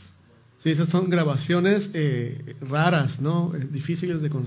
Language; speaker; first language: Spanish; native; Spanish